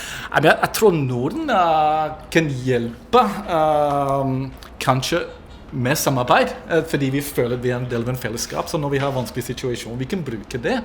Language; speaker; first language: Norwegian; non-native, fluent; English